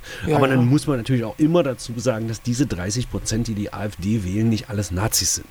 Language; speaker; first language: German; native; German